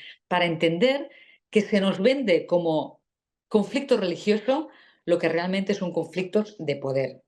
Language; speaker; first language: Spanish; native; Spanish